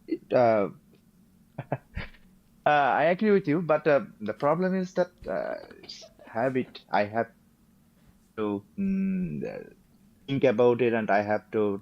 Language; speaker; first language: English; non-native, learner; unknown